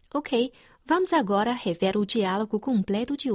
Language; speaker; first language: Portuguese; non-native, fluent; Chinese